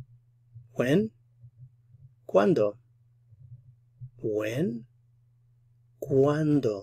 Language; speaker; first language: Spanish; non-native, fluent; English